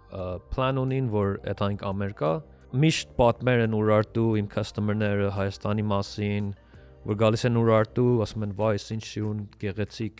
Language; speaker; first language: Armenian; early bilingual, heritage; Armenian